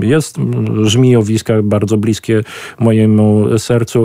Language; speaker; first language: Polish; native; Polish